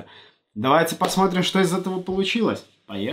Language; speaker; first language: Russian; native; Russian